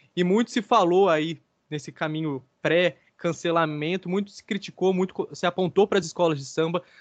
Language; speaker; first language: Portuguese; native; Portuguese